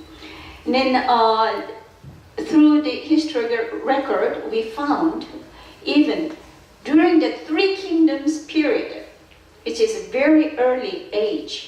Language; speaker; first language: English; non-native, fluent; Korean